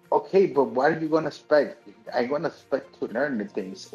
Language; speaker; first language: English; native; English